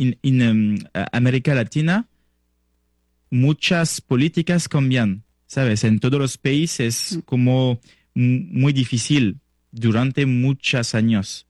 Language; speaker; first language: Spanish; non-native, learner; French